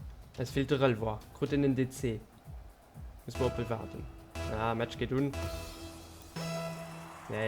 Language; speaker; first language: German; non-native, local second language; Luxembourgish